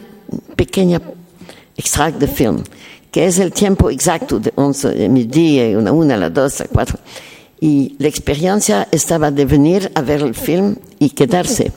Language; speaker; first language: Spanish; non-native, learner; French